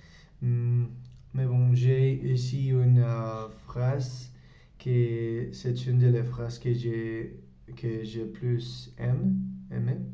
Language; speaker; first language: French; non-native, learner; Spanish